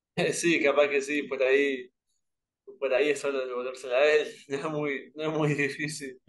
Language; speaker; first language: Spanish; native; Spanish